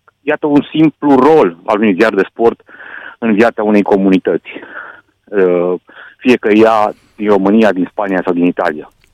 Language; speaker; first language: Romanian; non-native, local second language; Hungarian